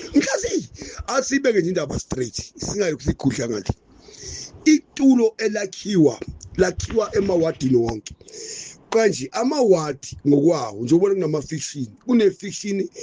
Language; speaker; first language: Zulu; non-native, local second language; Northern Sotho